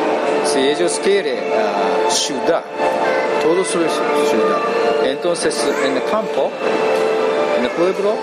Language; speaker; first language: Spanish; non-native, learner; Japanese